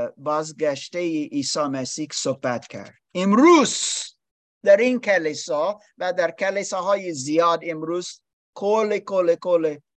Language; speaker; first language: Persian; non-native, learner; English